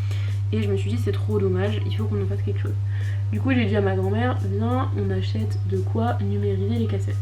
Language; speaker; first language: French; native; French